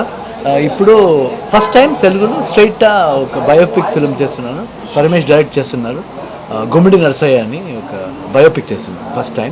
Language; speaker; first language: Telugu; non-native, learner; Kannada